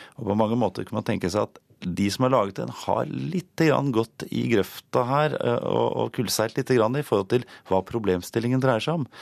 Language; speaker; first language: Norwegian; native; Norwegian